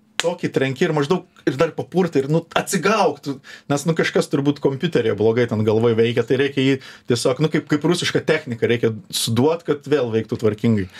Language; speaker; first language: Lithuanian; native; Lithuanian